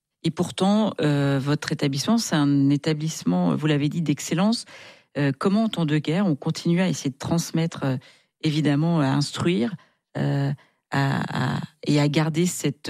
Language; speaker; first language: French; native; French